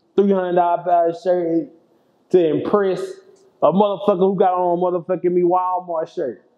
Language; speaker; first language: English; native; English